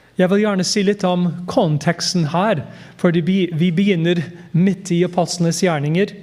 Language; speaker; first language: Norwegian; non-native, fluent; English